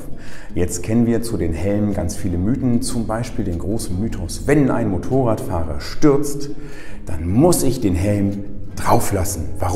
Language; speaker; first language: German; native; German